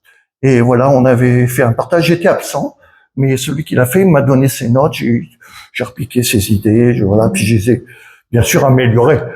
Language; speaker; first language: French; native; French